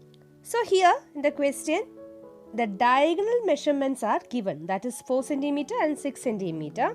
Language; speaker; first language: English; non-native, local second language; Malayalam